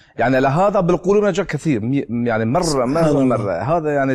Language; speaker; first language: Arabic; non-native, learner; Turkish